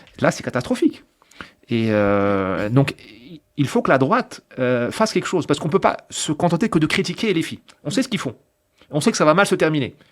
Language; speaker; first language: French; non-native, local second language; Arabic